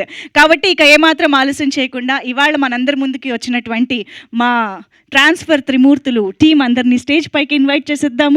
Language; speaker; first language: Telugu; native; Telugu